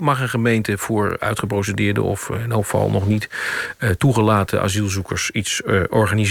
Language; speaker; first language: Dutch; native; Dutch